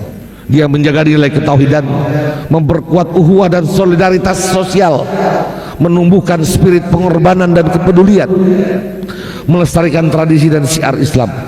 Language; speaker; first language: Indonesian; native; Indonesian